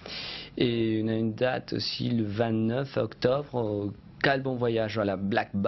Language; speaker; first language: French; non-native, fluent; Spanish